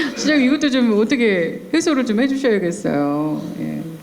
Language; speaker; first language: Korean; native; Korean